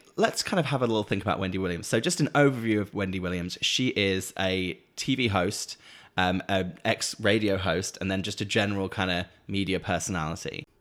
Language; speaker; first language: English; native; English